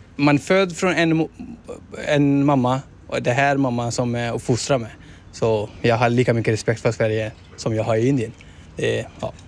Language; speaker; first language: Swedish; non-native, fluent; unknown